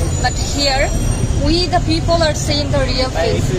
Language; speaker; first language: English; non-native, local second language; Bangla